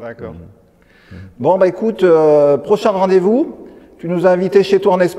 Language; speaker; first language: French; native; French